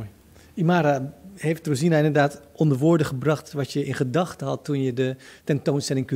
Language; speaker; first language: Dutch; native; Dutch